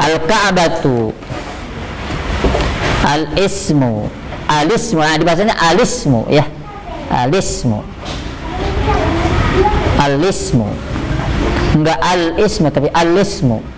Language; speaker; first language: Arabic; non-native, fluent; Indonesian